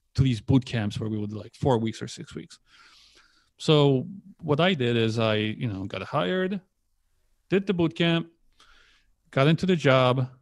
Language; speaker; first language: English; early bilingual, other home language; Polish